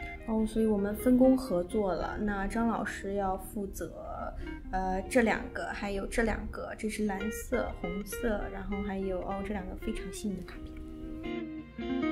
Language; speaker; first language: Chinese; native; Chinese